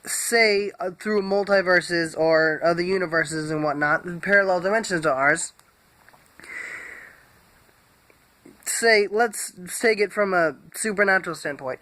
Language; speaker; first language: English; native; English